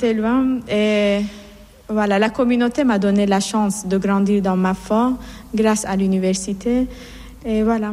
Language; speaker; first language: French; non-native, fluent; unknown